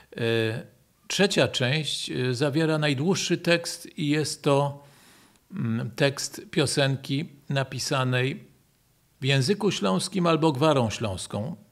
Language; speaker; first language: Polish; native; Polish